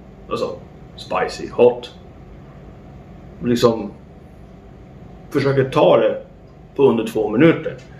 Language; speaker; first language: Swedish; native; Swedish